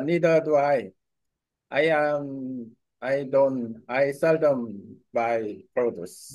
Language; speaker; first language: English; non-native, learner; Korean